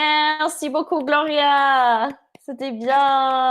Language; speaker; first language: French; non-native, fluent; English